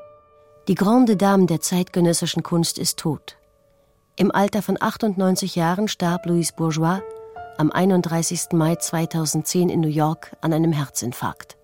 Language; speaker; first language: German; native; German